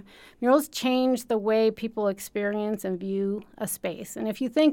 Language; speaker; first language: English; native; English